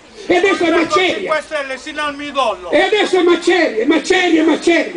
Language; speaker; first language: Italian; native; Italian